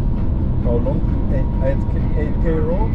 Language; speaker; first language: English; non-native, learner; German